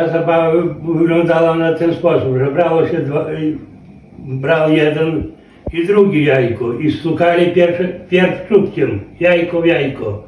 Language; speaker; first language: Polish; non-native, local second language; Belarusian